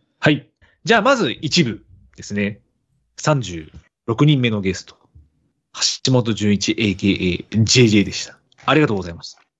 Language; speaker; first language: Japanese; native; Japanese